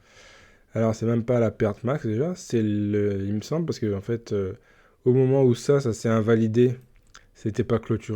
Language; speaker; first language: French; native; French